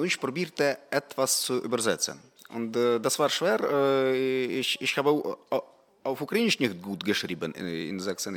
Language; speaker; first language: German; non-native, fluent; Ukrainian